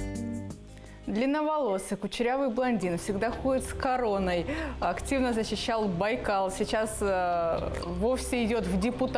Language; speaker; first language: Russian; native; Russian